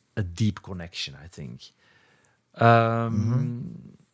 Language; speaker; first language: English; non-native, fluent; Dutch